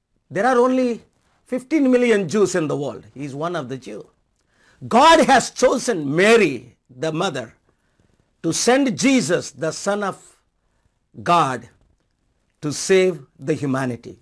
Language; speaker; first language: English; non-native, local second language; Telugu